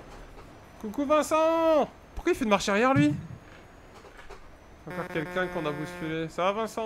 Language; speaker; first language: French; native; French